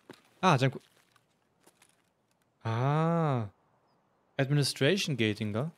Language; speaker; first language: Korean; non-native, learner; German